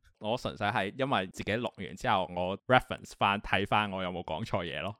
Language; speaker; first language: Cantonese; native; Cantonese